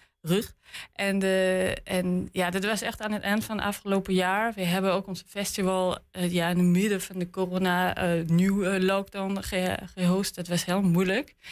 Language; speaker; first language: Dutch; non-native, learner; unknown